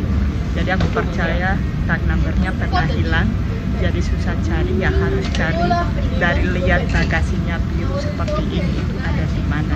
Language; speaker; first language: Indonesian; non-native, fluent; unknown